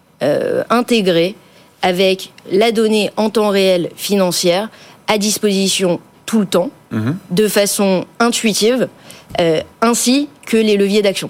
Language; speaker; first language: French; native; French